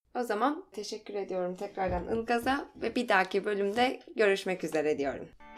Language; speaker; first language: Turkish; native; Turkish